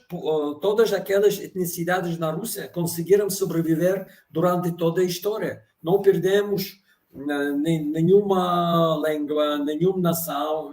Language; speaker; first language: Portuguese; non-native, fluent; Russian